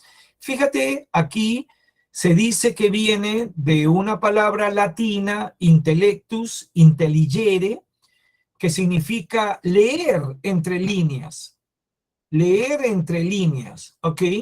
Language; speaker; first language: Spanish; native; Spanish